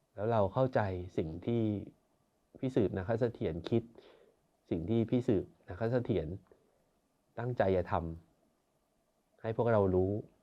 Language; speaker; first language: Thai; native; Thai